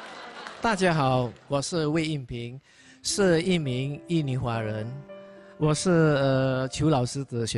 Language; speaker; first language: Chinese; non-native, fluent; Indonesian